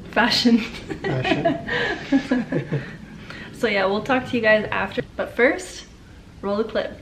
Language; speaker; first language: English; native; English